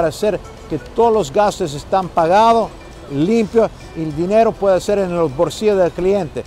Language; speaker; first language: Spanish; non-native, fluent; English